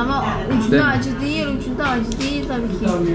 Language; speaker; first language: Turkish; non-native, learner; Indonesian